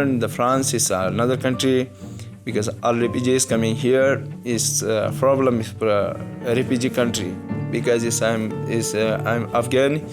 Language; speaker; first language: English; non-native, learner; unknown